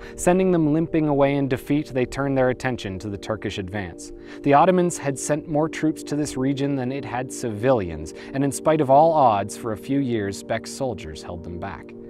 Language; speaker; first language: English; native; English